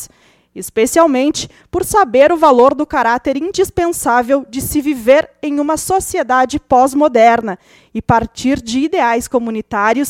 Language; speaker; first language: Portuguese; native; Portuguese